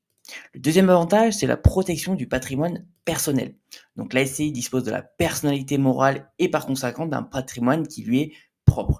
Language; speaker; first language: French; native; French